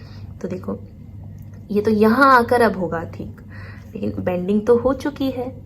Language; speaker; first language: Hindi; native; Hindi